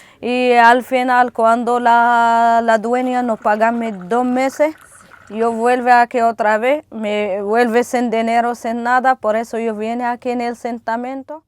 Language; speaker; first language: Spanish; non-native, learner; Arabic